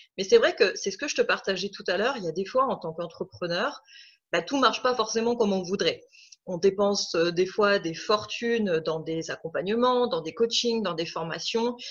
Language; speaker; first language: French; native; French